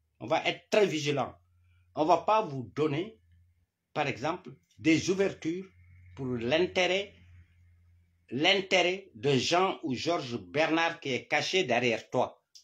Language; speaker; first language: French; non-native, local second language; Wolof